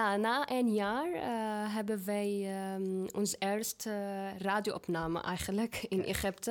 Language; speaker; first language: Dutch; non-native, learner; Arabic